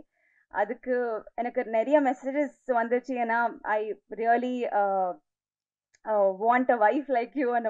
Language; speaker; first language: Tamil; non-native, learner; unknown